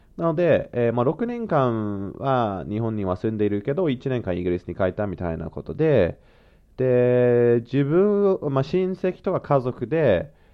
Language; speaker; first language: Japanese; non-native, fluent; English